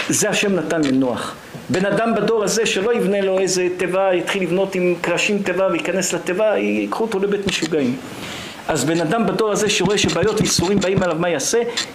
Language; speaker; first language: Hebrew; native; Hebrew